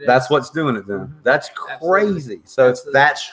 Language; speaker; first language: English; native; English